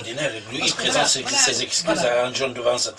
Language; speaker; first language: French; non-native, fluent; Persian